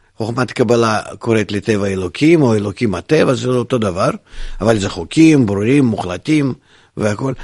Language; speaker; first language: Hebrew; non-native, fluent; Russian